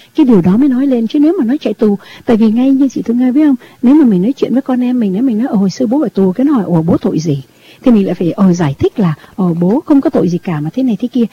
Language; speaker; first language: Vietnamese; native; Vietnamese